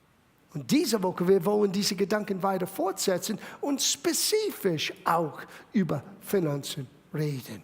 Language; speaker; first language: German; non-native, fluent; English